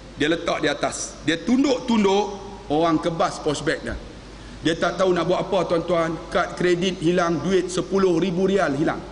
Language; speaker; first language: Malay; native; Malay